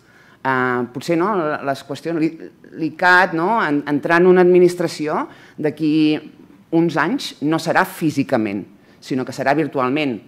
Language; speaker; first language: Catalan; native; Catalan